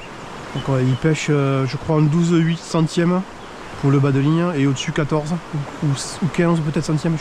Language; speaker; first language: French; native; French